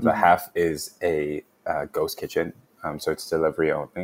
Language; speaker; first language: English; non-native, local second language; Cantonese